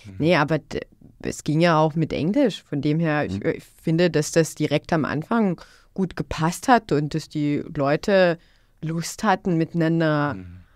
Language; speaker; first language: German; non-native, fluent; Bosnian